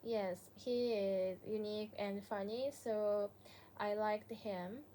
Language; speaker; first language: English; non-native, learner; Japanese